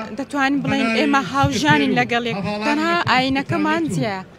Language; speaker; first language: Central Kurdish; native; Central Kurdish